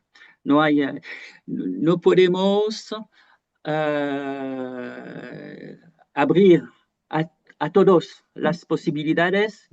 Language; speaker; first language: Spanish; non-native, fluent; French